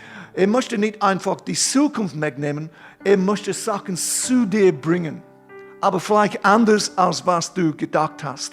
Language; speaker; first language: German; non-native, fluent; English